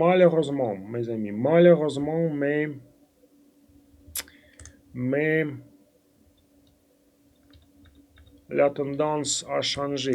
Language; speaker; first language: French; non-native, fluent; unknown